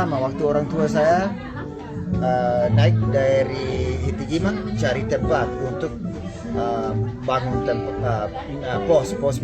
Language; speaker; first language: Indonesian; non-native, local second language; English